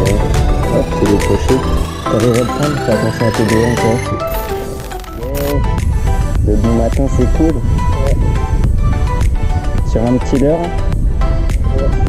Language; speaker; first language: French; native; French